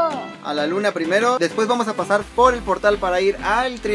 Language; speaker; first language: Spanish; native; Spanish